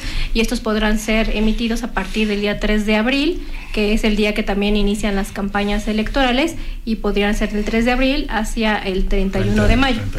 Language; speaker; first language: Spanish; native; Spanish